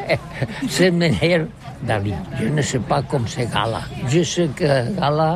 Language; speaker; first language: French; non-native, learner; Catalan